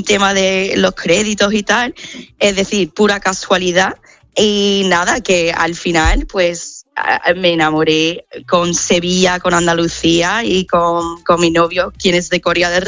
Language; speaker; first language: Spanish; non-native, fluent; English